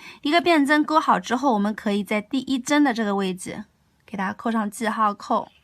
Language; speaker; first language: Chinese; native; Chinese